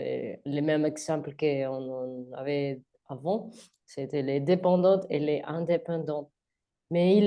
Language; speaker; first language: French; non-native, learner; Spanish